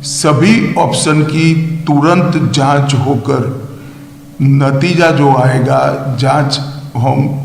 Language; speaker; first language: Hindi; non-native, local second language; Gujarati